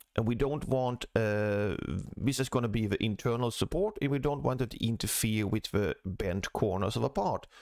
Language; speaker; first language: English; non-native, fluent; Swedish